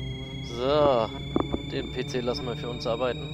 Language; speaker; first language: German; native; German